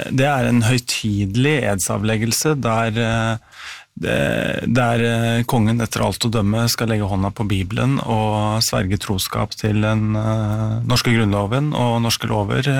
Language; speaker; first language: Norwegian; native; Norwegian